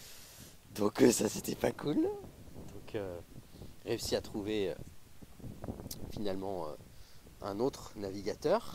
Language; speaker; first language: French; native; French